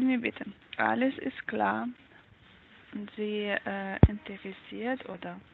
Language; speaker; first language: German; non-native, learner; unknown